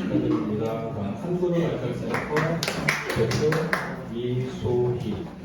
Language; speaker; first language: Korean; native; Korean